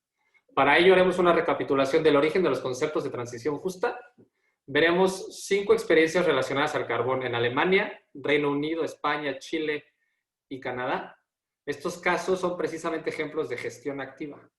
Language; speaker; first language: Spanish; native; Spanish